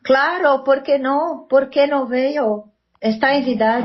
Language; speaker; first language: Spanish; non-native, learner; Portuguese